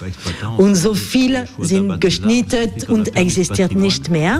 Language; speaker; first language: German; non-native, learner; French